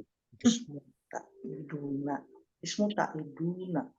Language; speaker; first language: Arabic; non-native, learner; Indonesian